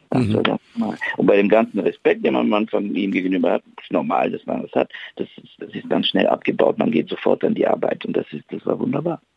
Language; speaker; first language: German; non-native, fluent; Bulgarian